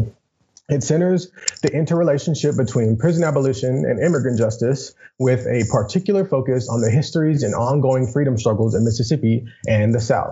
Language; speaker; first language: English; native; English